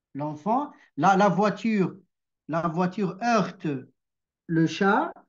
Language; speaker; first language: French; non-native, local second language; Arabic